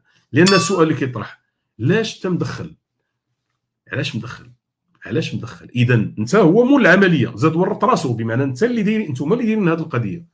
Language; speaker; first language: Arabic; native; Arabic